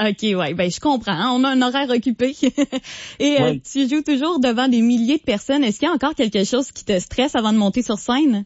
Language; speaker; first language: French; native; French